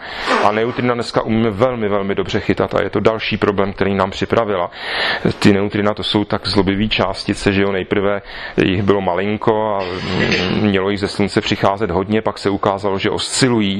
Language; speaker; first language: Czech; native; Czech